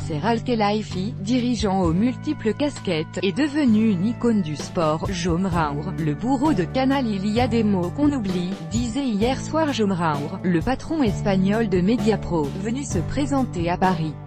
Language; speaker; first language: French; native; French